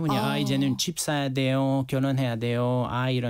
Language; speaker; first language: Korean; non-native, learner; French